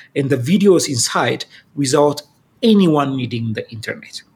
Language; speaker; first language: English; non-native, fluent; Amharic